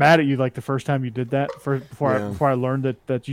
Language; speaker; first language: English; native; English